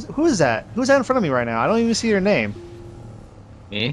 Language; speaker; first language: English; native; English